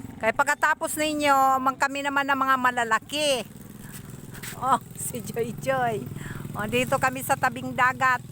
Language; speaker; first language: Filipino; native; Filipino